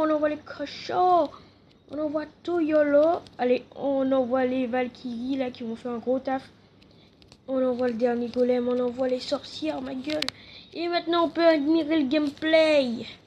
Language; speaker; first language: French; native; French